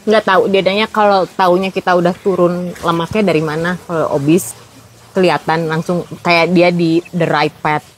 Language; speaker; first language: Indonesian; native; Indonesian